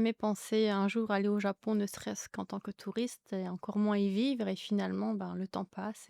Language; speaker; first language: French; native; French